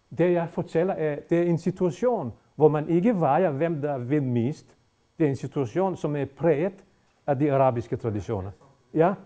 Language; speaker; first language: Danish; non-native, fluent; Bosnian